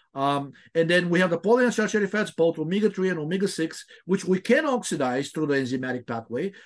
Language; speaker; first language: English; non-native, fluent; Bulgarian